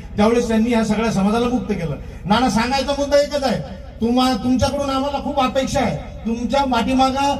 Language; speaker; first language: Marathi; non-native, local second language; Lambadi